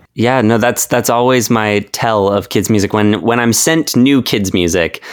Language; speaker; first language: English; native; English